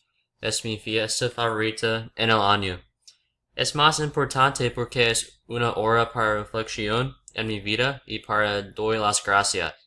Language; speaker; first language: Spanish; non-native, learner; English